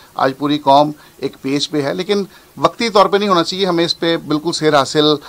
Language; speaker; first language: Urdu; non-native, local second language; Punjabi